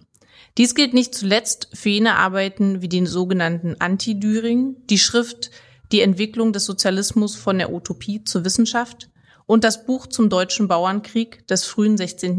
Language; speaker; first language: German; native; German